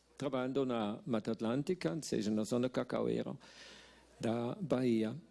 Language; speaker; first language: Portuguese; non-native, fluent; Swiss German